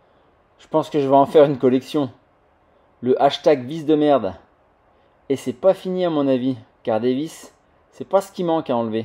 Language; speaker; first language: French; native; French